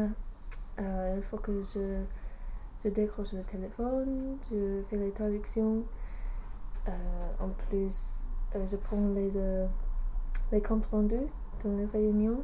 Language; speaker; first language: French; non-native, learner; English